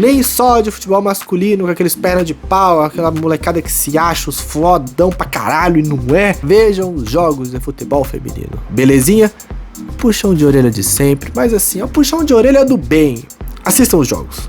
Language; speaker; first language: Portuguese; native; Portuguese